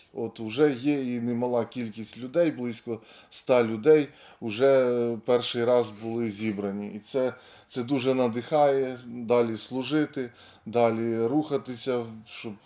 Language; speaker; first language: Ukrainian; native; Ukrainian